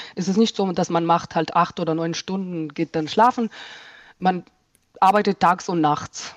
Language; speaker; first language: German; non-native, fluent; Hebrew